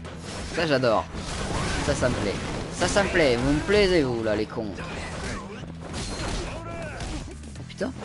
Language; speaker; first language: French; native; French